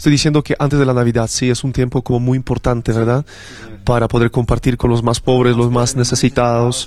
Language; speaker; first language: Spanish; non-native, fluent; Polish